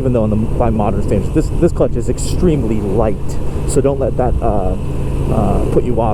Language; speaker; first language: English; native; English